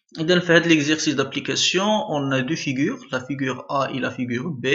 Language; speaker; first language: French; non-native, local second language; Arabic